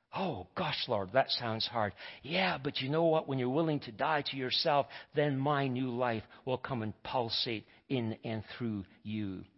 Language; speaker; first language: English; native; English